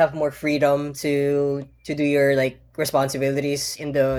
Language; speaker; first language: English; non-native, local second language; Filipino